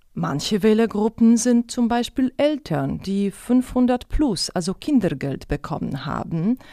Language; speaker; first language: German; non-native, fluent; Polish